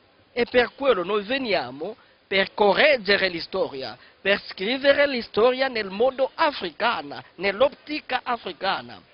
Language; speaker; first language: Italian; non-native, fluent; Kongo